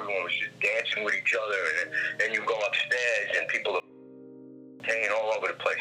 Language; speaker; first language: English; native; English